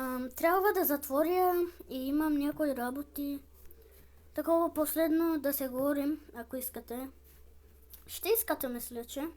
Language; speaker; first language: Bulgarian; non-native, local second language; Turkish